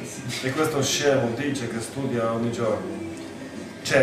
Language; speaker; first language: Italian; non-native, learner; Polish